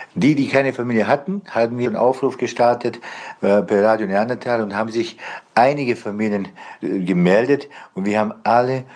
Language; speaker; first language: German; non-native, fluent; Bosnian